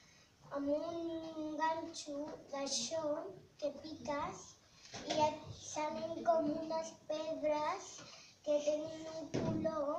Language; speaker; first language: Catalan; non-native, local second language; Spanish